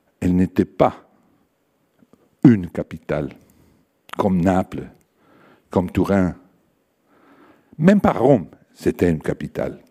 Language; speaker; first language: French; non-native, fluent; Italian